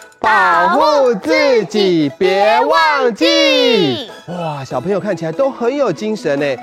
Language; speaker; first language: Chinese; native; Chinese